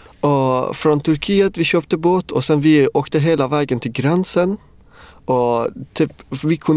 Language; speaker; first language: Swedish; non-native, fluent; Persian